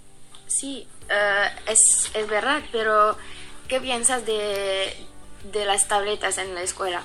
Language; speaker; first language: Spanish; non-native, fluent; French